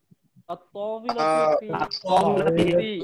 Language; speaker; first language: Arabic; non-native, learner; Bangla